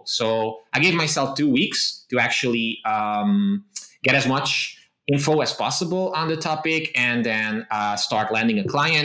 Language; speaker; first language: English; non-native, fluent; Romanian